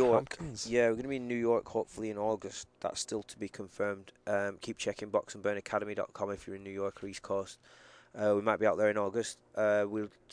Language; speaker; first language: English; native; English